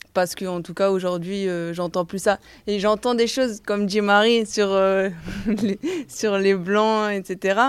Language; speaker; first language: French; native; French